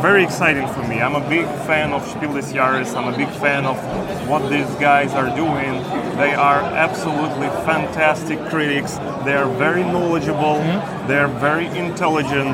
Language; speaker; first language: English; non-native, fluent; Ukrainian